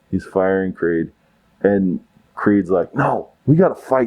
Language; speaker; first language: English; native; English